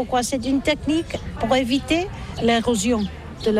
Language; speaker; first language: French; non-native, learner; Catalan